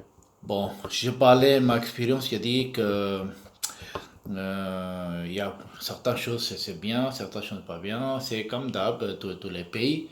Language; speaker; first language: French; non-native, learner; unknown